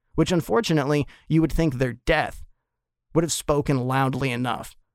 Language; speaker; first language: English; native; English